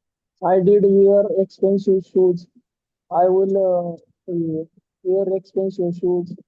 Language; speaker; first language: English; non-native, learner; Marathi